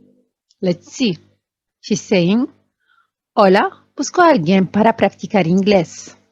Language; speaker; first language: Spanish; non-native, fluent; Arabic